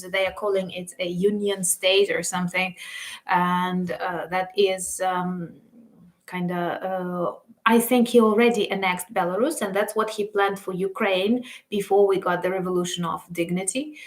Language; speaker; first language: English; non-native, fluent; Ukrainian